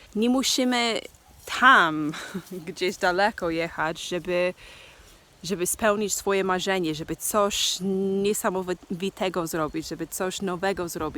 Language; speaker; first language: Polish; non-native, learner; English